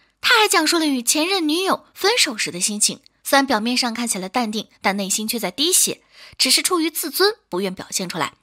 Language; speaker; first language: Chinese; native; Chinese